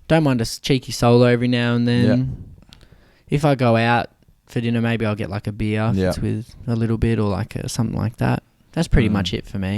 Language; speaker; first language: English; native; English